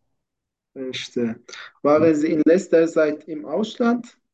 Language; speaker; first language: German; non-native, fluent; Turkish